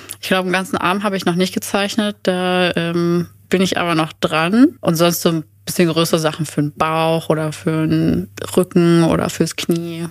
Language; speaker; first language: German; native; German